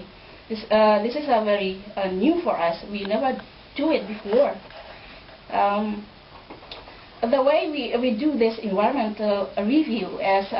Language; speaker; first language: English; non-native, fluent; Indonesian